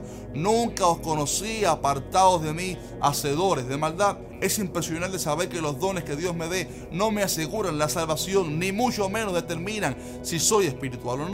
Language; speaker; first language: Spanish; native; Spanish